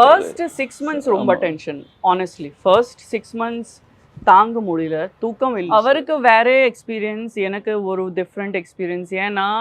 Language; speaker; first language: Tamil; non-native, fluent; Gujarati